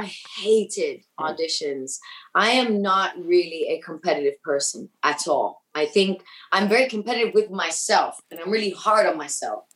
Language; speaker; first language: English; early bilingual, other home language; Spanish